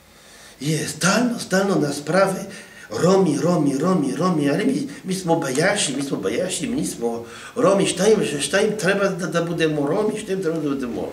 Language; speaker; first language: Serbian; non-native, fluent; French